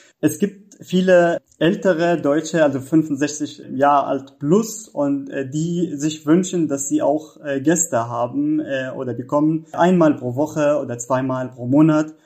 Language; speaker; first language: German; non-native, fluent; Arabic